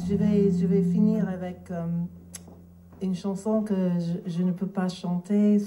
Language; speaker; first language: French; non-native, learner; English